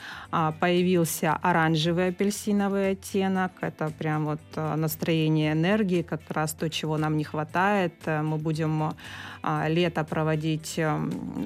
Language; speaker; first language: Russian; native; Russian